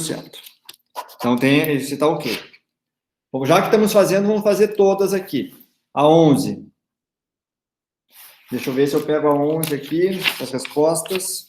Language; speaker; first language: Portuguese; native; Portuguese